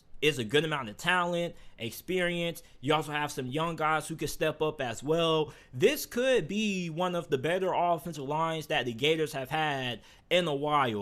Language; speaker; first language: English; native; English